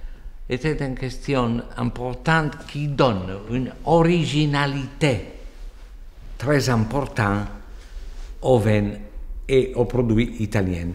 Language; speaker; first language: French; non-native, fluent; Italian